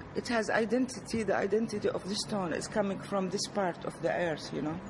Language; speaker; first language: English; non-native, fluent; Arabic